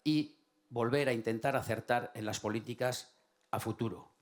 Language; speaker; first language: Spanish; native; Spanish